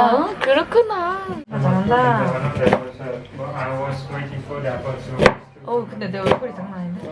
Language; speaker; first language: Korean; native; Korean